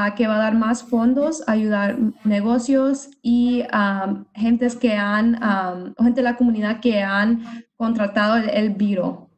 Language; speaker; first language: Spanish; early bilingual, other home language; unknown